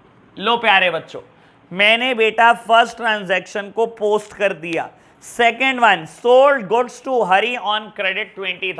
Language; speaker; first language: Hindi; native; Hindi